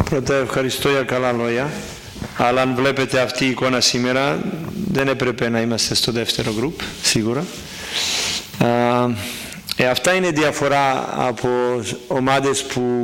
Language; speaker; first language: Greek; non-native, fluent; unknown